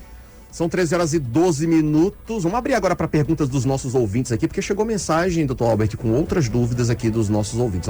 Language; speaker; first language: Portuguese; native; Portuguese